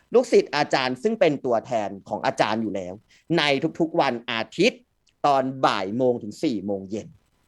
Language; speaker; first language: Thai; native; Thai